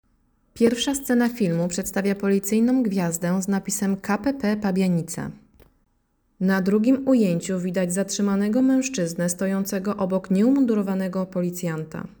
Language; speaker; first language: Polish; native; Polish